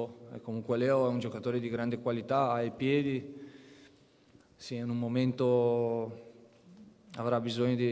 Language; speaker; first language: Italian; non-native, fluent; Portuguese